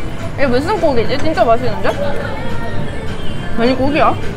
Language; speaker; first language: Korean; non-native, fluent; Japanese